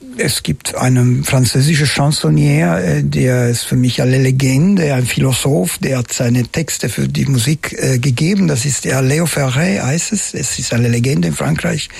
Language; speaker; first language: German; non-native, local second language; Italian